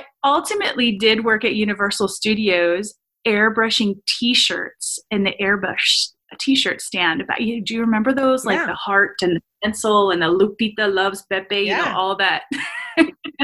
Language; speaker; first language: English; native; English